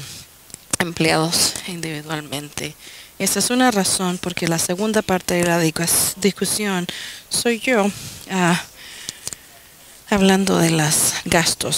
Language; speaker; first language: Spanish; non-native, fluent; English